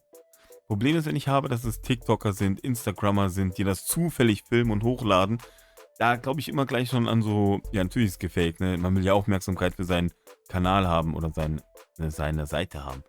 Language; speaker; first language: German; native; German